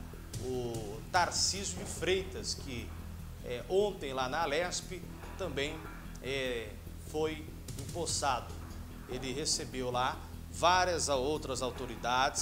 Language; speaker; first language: Portuguese; native; Portuguese